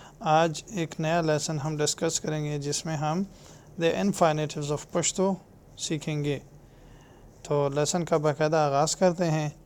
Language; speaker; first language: Urdu; non-native, local second language; Pashto